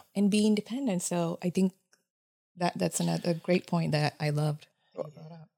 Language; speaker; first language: English; non-native, fluent; Japanese